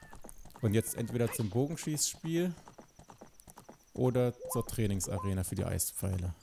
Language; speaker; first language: German; native; German